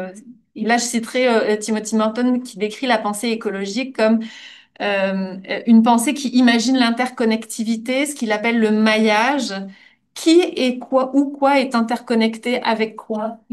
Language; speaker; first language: French; native; French